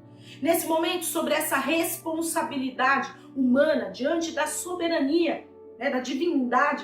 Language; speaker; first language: Portuguese; native; Portuguese